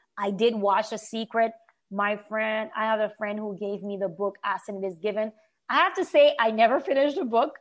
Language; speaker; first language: English; non-native, fluent; Haitian Creole